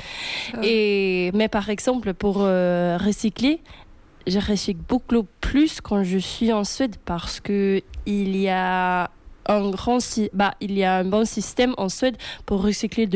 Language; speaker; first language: French; non-native, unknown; Swedish